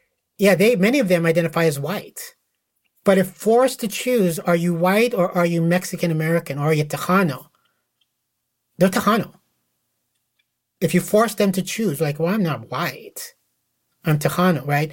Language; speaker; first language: English; native; English